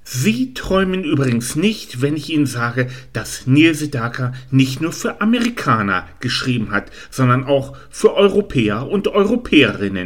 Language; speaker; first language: German; native; German